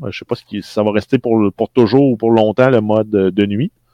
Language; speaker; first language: French; native; French